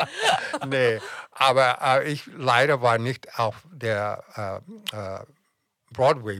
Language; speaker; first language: German; non-native, fluent; English